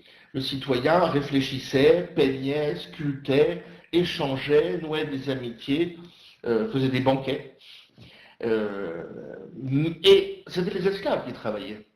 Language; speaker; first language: French; native; French